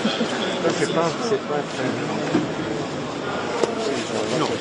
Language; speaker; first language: French; native; French